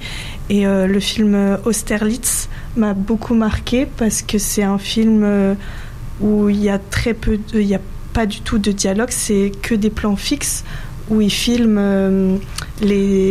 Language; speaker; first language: French; native; French